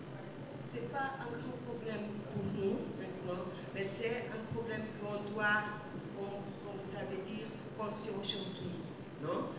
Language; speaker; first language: French; non-native, fluent; Portuguese